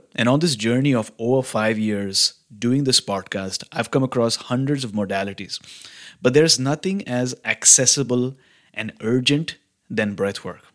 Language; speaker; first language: English; non-native, local second language; Hindi